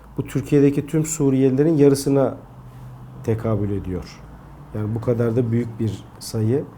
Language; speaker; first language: Turkish; native; Turkish